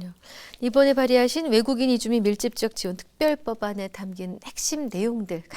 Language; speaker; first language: Korean; native; Korean